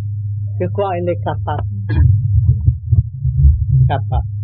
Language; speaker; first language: French; non-native, learner; Vietnamese